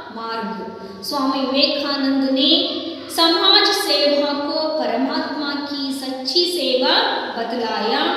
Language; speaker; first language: Hindi; non-native, local second language; Kannada